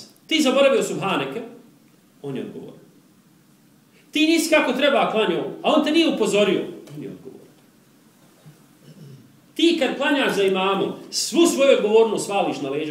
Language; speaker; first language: Serbian; native; Serbian